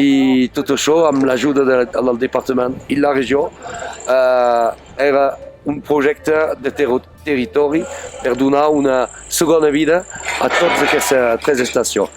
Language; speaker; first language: Catalan; non-native, fluent; French